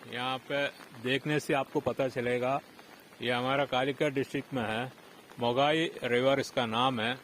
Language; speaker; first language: Hindi; non-native, local second language; Malayalam